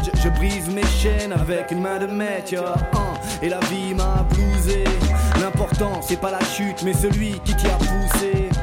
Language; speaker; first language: French; native; French